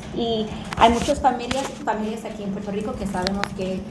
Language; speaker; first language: Spanish; non-native, learner; English